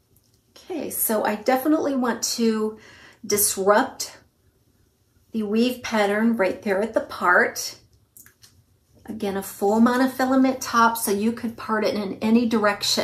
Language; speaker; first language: English; native; English